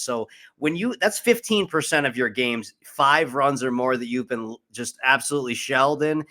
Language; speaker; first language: English; native; English